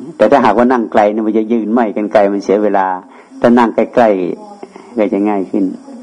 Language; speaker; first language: Thai; native; Thai